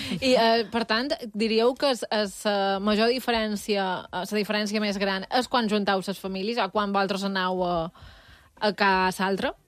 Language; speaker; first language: Catalan; native; Catalan